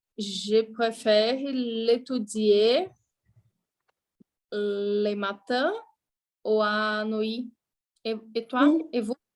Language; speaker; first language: French; non-native, learner; Portuguese